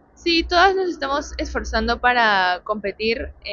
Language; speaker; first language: Spanish; native; Spanish